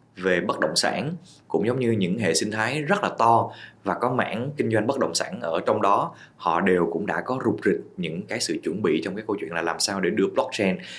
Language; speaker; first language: Vietnamese; native; Vietnamese